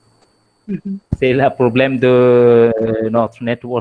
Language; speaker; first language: French; non-native, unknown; Bangla